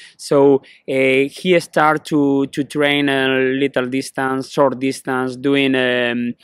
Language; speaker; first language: English; non-native, fluent; Spanish